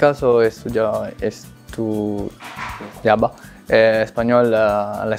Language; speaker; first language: Spanish; non-native, learner; Italian